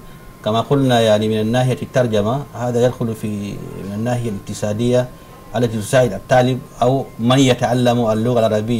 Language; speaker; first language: Arabic; non-native, fluent; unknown